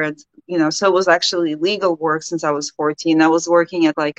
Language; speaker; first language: English; early bilingual, other home language; Ukrainian